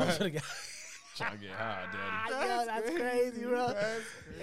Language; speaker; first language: English; native; English